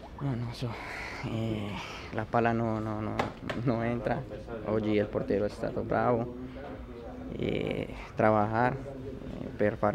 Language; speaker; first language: Italian; non-native, learner; Spanish